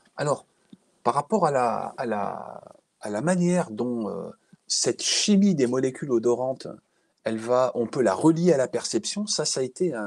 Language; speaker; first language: French; native; French